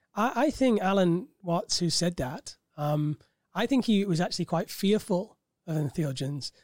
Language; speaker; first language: English; native; English